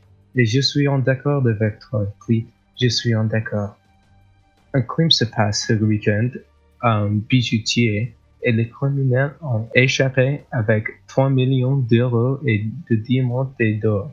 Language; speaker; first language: French; non-native, learner; English